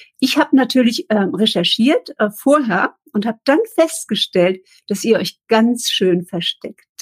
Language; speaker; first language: German; native; German